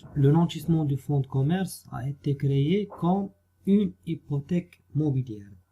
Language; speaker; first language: French; non-native, local second language; Arabic